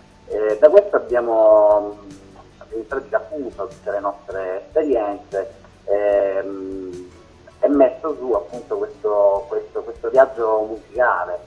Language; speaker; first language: Italian; native; Italian